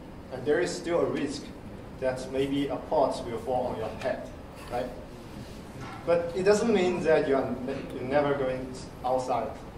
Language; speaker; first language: English; non-native, fluent; Chinese